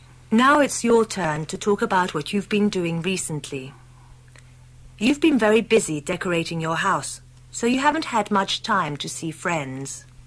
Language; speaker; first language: English; native; English